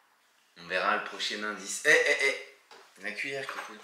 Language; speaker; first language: French; native; French